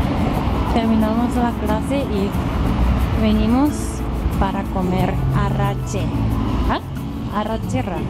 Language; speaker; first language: Spanish; non-native, fluent; Japanese